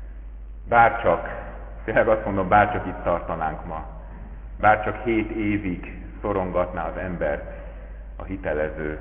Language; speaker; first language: Hungarian; native; Hungarian